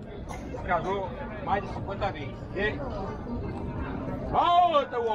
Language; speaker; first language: Portuguese; native; Portuguese